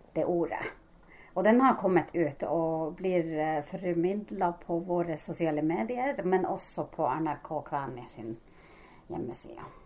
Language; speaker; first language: Norwegian; non-native, fluent; Finnish